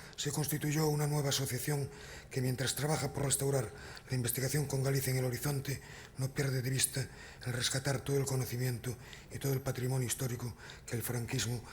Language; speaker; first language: Spanish; non-native, local second language; Galician